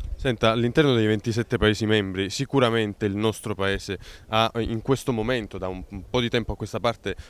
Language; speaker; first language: Italian; native; Italian